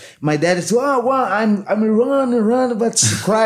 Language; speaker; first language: English; non-native, learner; Portuguese